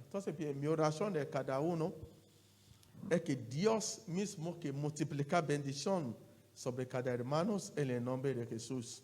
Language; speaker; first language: Spanish; non-native, learner; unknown